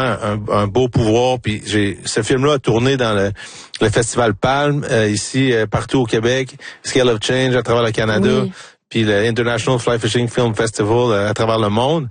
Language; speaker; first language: French; native; French